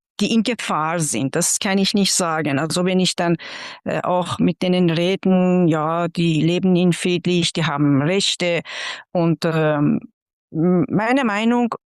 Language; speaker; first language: German; non-native, fluent; Persian